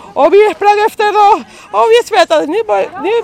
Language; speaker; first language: Swedish; non-native, learner; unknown